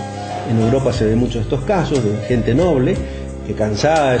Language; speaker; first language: Spanish; native; Spanish